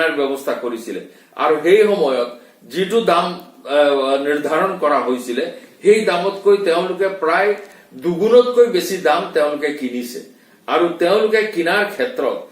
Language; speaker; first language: Assamese; non-native, local second language; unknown